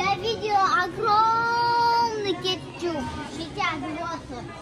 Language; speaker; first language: Russian; early bilingual, heritage; Russian